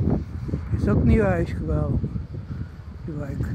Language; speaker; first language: Dutch; non-native, learner; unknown